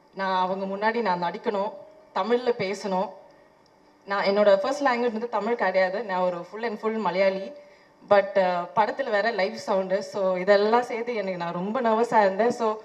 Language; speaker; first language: Tamil; non-native, fluent; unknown